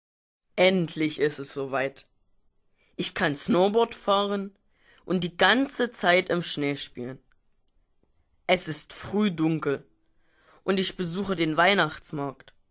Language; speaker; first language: German; non-native, learner; Norwegian